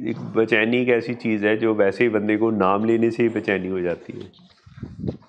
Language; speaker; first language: Hindi; non-native, local second language; Punjabi